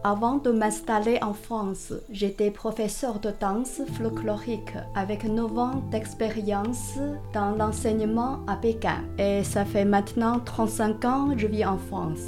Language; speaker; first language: French; non-native, fluent; Chinese